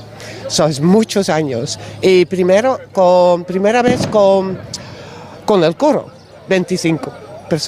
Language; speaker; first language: Spanish; non-native, learner; Dutch